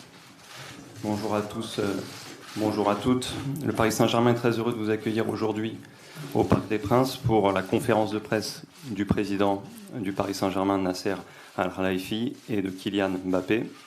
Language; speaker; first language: French; native; French